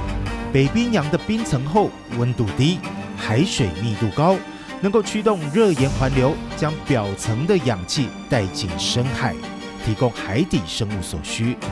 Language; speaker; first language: Chinese; native; Chinese